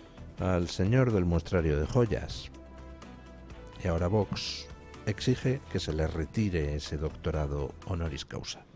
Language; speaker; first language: Spanish; native; Spanish